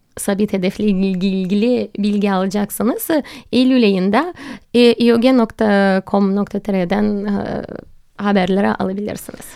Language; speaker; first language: Turkish; non-native, fluent; Russian